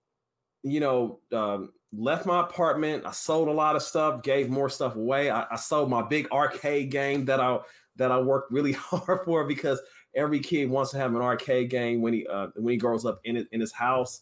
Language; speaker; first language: English; native; English